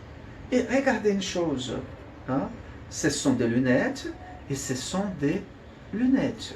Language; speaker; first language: French; non-native, fluent; Portuguese